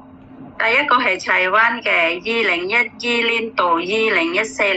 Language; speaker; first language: Cantonese; non-native, learner; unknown